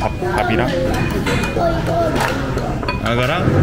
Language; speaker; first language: French; non-native, learner; Korean